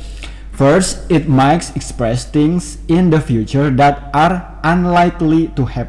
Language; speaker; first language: English; non-native, fluent; Indonesian